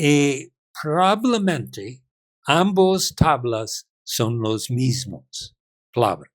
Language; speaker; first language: Spanish; non-native, learner; English